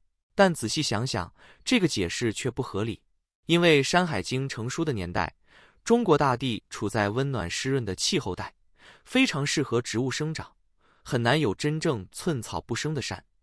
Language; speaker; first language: Chinese; native; Chinese